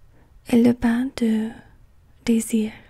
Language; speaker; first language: French; non-native, learner; English